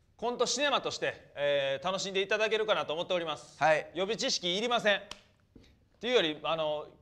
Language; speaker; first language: Japanese; native; Japanese